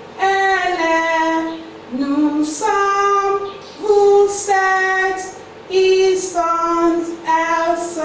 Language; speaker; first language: French; non-native, fluent; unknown